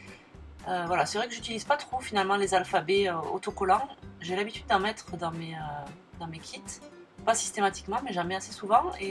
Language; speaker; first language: French; native; French